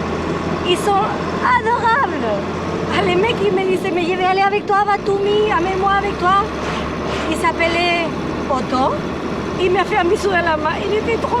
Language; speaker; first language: French; non-native, fluent; Spanish